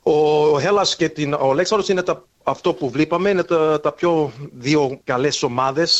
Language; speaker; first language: Greek; early bilingual, heritage; English